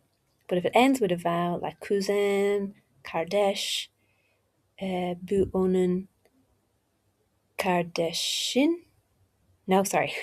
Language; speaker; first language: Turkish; non-native, learner; English